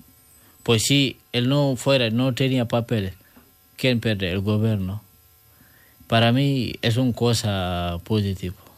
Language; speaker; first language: Spanish; non-native, learner; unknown